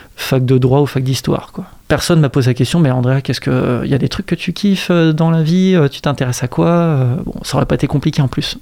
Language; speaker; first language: French; native; French